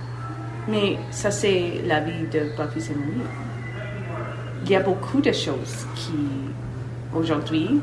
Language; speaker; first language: French; non-native, local second language; English